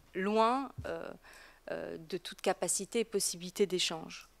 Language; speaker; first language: French; native; French